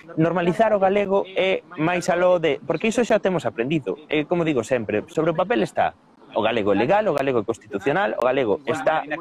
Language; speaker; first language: Galician; non-native, local second language; Spanish